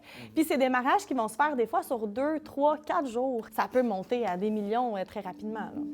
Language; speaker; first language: French; native; French